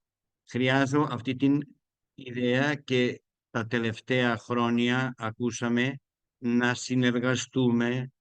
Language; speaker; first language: Greek; non-native, learner; Spanish